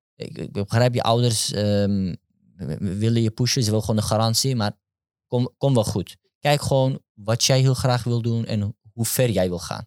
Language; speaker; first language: Dutch; early bilingual, other home language; Turkish